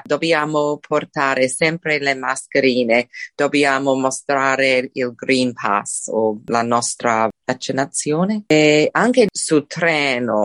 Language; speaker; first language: Italian; non-native, fluent; English